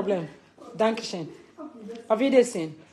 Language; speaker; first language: German; non-native, learner; English